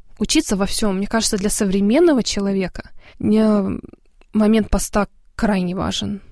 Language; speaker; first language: Russian; early bilingual, heritage; Russian